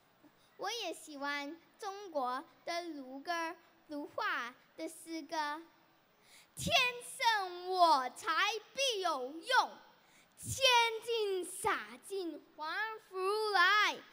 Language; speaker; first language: Chinese; early bilingual, heritage; Chinese